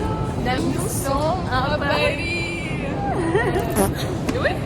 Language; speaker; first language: French; non-native, learner; Lithuanian